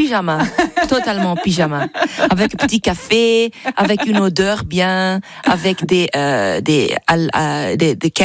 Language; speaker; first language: French; non-native, fluent; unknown